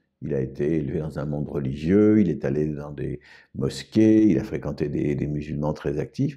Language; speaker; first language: French; native; French